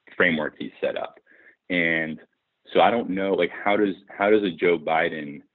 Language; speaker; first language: English; native; English